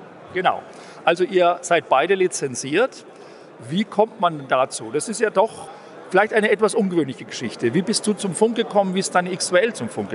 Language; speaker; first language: German; native; German